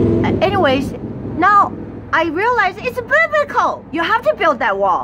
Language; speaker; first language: English; non-native, fluent; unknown